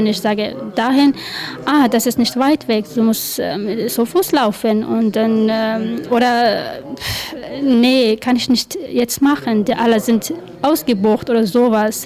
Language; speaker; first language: German; non-native, learner; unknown